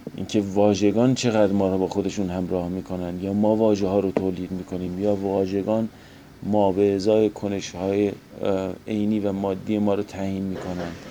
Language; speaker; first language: Persian; non-native, local second language; Azerbaijani